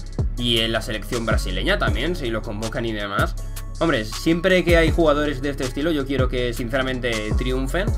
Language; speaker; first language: Spanish; native; Spanish